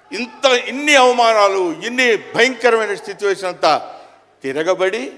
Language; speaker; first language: Telugu; native; Telugu